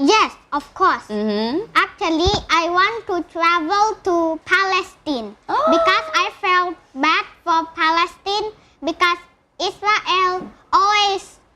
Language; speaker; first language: English; non-native, learner; Indonesian